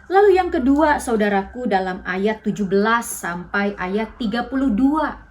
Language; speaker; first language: Indonesian; native; Indonesian